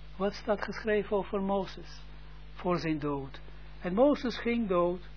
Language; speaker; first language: Dutch; non-native, fluent; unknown